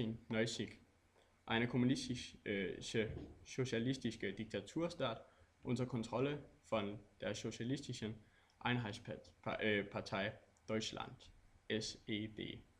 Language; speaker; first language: German; non-native, learner; Danish